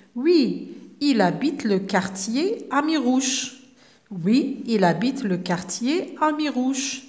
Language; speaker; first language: French; non-native, local second language; Arabic